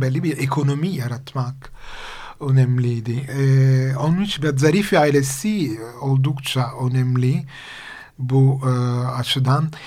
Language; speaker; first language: Turkish; non-native, fluent; Italian